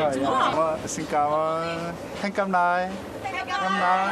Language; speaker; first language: Vietnamese; non-native, learner; Korean